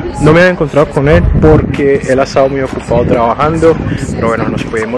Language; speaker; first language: Spanish; native; Spanish